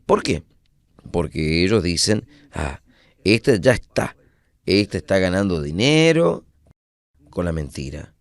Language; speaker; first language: Spanish; non-native, fluent; Portuguese